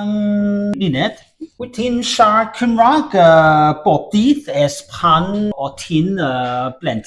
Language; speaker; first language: Welsh; non-native, learner; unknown